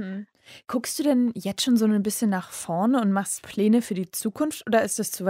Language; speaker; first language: German; native; German